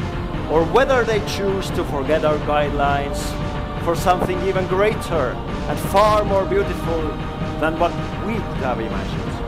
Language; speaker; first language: English; non-native, fluent; Estonian